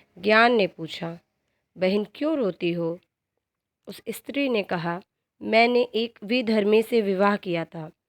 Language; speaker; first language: Hindi; native; Hindi